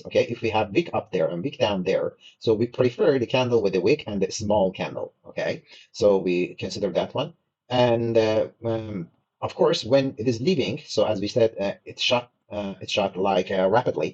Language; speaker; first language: English; non-native, fluent; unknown